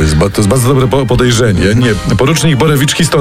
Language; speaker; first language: Polish; native; Polish